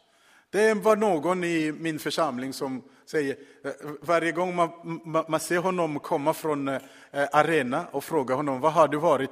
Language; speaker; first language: Swedish; non-native, fluent; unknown